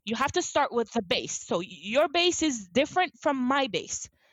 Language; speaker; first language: English; non-native, fluent; Wolof